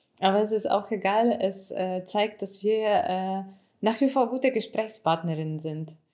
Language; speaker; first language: German; non-native, fluent; Ukrainian